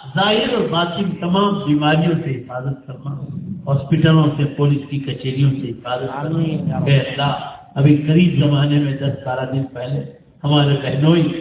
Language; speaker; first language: Urdu; non-native, local second language; Gujarati